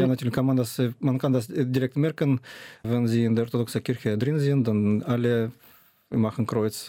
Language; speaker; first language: German; non-native, fluent; Russian